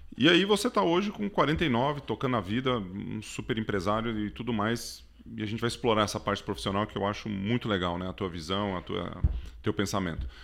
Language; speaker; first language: Portuguese; native; Portuguese